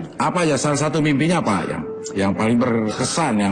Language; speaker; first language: Indonesian; native; Indonesian